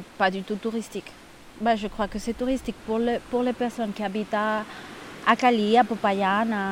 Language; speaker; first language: French; non-native, learner; Spanish